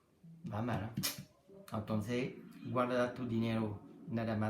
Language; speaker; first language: Spanish; non-native, learner; French